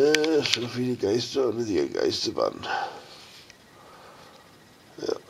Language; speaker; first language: German; non-native, learner; English